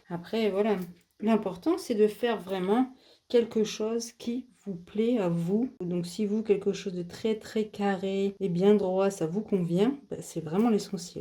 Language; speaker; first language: French; native; French